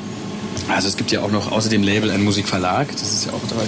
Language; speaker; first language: German; native; German